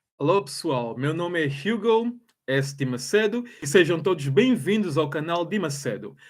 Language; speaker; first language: Portuguese; native; Portuguese